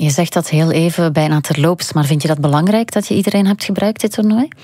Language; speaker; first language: Dutch; native; Dutch